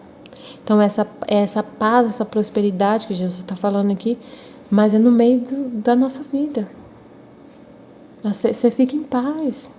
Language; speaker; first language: Portuguese; native; Portuguese